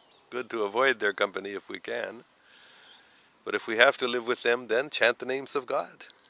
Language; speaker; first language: English; native; English